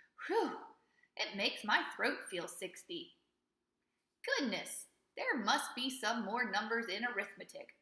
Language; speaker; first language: English; native; English